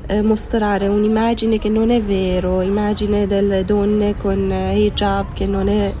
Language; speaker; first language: Italian; non-native, fluent; Persian